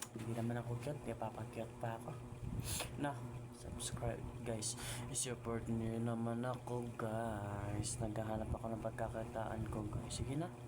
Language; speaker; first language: Filipino; non-native, local second language; Cebuano